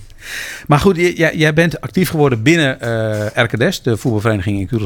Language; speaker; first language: Dutch; native; Dutch